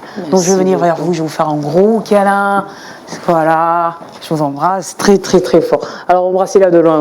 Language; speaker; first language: French; native; French